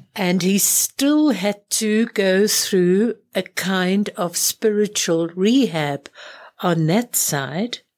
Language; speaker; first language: English; native; English